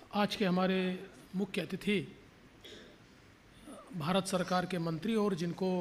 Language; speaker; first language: Hindi; non-native, local second language; Marathi